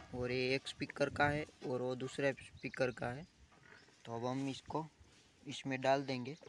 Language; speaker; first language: Hindi; non-native, local second language; Gujarati